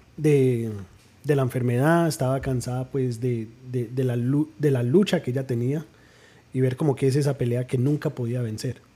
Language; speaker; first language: Spanish; early bilingual, heritage; Spanish